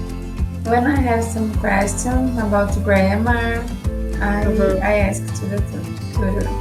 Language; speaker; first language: English; non-native, learner; Portuguese